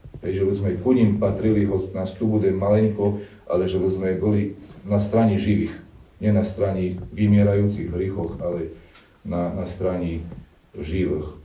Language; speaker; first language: Slovak; non-native, local second language; Rusyn